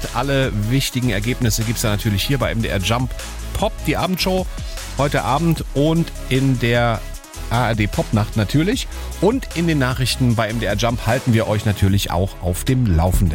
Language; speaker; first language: German; native; German